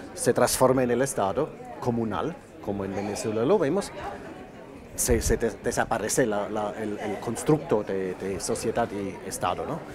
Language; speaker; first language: Spanish; non-native, fluent; German